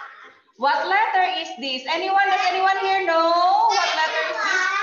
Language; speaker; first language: English; non-native, fluent; Indonesian